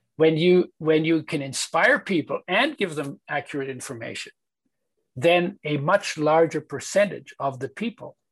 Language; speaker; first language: English; early bilingual, other home language; Polish